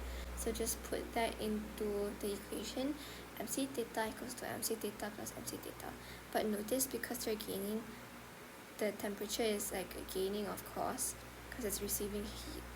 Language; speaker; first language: English; non-native, local second language; Malay